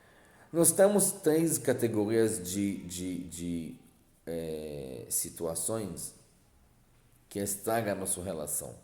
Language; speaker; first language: Portuguese; non-native, fluent; Hebrew